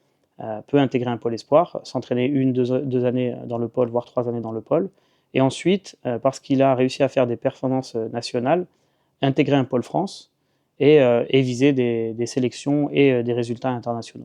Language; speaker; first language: French; native; French